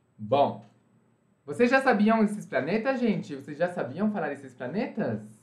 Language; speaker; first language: Portuguese; non-native, fluent; French